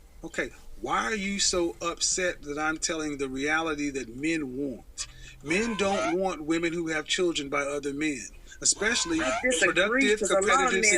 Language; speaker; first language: English; native; English